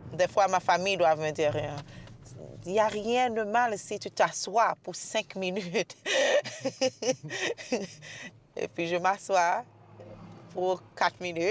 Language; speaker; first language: French; early bilingual, heritage; French